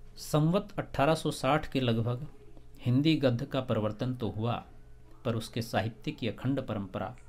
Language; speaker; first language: Hindi; native; Hindi